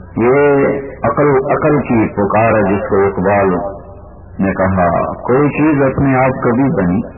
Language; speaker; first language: Urdu; non-native, local second language; Punjabi